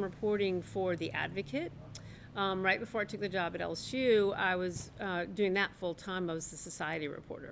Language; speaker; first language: English; native; English